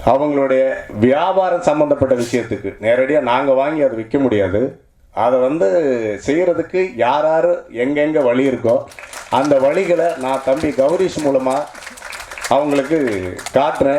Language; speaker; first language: Tamil; native; Tamil